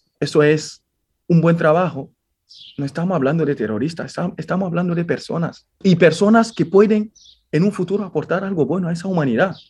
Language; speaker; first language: Spanish; non-native, fluent; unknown